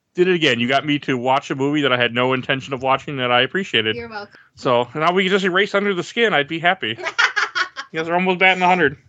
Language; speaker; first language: English; native; English